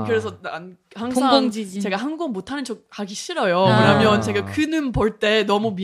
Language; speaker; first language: Korean; non-native, learner; English